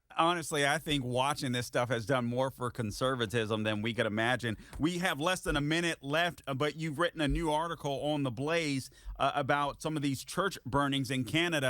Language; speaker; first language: English; native; English